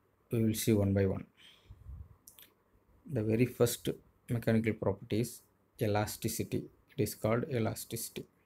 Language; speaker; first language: English; non-native, local second language; Tamil